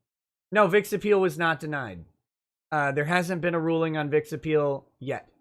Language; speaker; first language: English; native; English